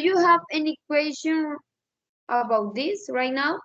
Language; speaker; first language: English; non-native, learner; Spanish